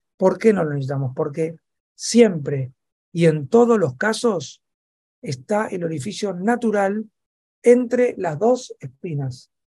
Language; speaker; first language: Spanish; native; Spanish